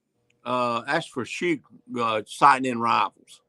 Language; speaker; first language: English; native; English